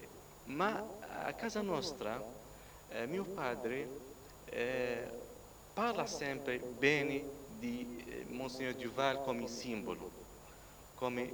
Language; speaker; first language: Italian; non-native, fluent; Arabic